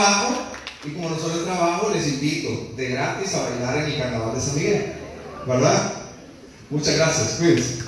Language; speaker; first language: Spanish; native; Spanish